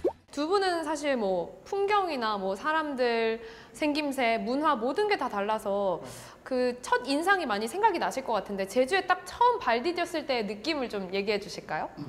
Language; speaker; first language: Korean; native; Korean